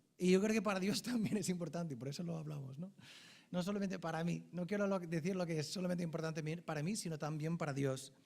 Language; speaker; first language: Spanish; non-native, fluent; English